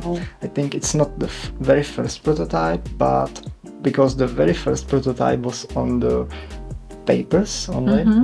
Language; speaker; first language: English; non-native, learner; Czech